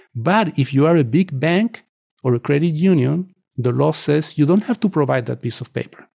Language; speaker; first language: English; non-native, fluent; Spanish